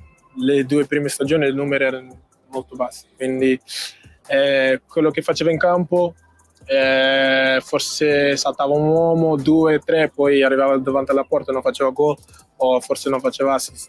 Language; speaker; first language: Italian; non-native, fluent; Portuguese